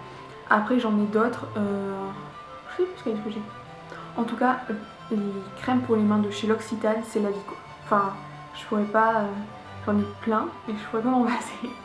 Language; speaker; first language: French; native; French